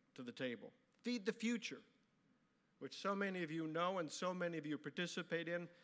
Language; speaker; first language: English; native; English